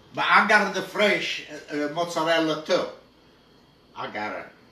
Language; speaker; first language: English; non-native, learner; Italian